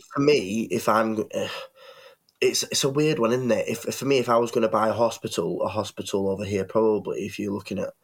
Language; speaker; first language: English; native; English